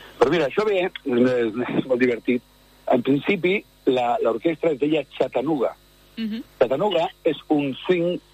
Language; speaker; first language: Catalan; native; Catalan